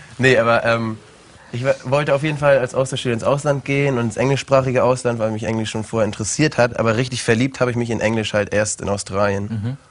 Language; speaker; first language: German; native; German